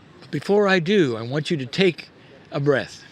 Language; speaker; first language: English; native; English